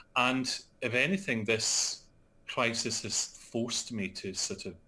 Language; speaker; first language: English; native; English